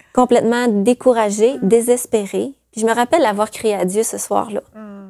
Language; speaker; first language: French; native; French